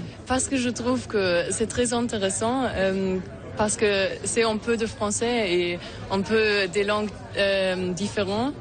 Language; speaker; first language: French; non-native, learner; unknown